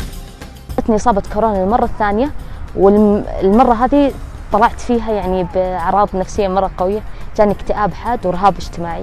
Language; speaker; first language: Arabic; native; Arabic